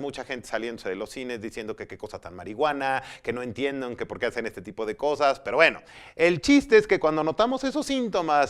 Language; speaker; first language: Spanish; native; Spanish